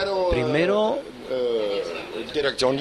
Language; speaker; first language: Spanish; non-native, learner; German